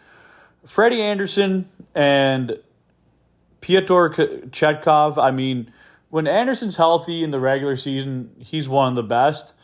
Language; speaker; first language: English; native; English